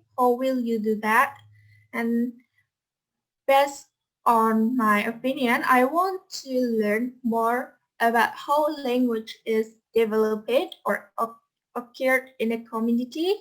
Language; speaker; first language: English; non-native, fluent; Indonesian